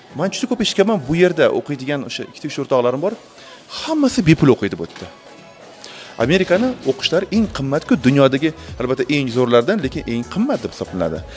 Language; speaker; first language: Uzbek; native; Uzbek